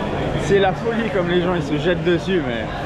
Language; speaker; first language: French; native; French